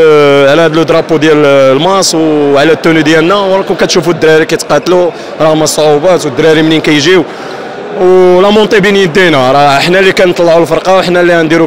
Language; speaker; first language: Arabic; native; Arabic